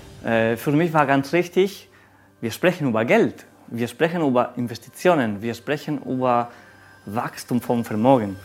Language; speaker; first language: German; non-native, learner; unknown